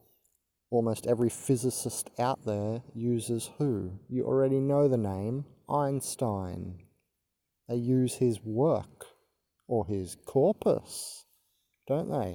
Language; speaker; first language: English; native; English